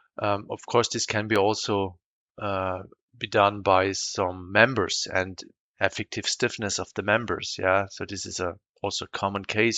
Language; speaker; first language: English; non-native, fluent; German